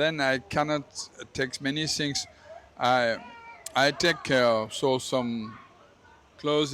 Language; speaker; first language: English; non-native, learner; French